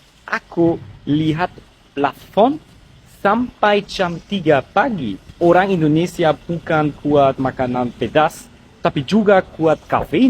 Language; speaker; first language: Indonesian; non-native, fluent; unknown